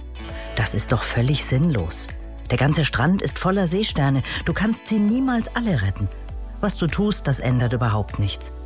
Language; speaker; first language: German; native; German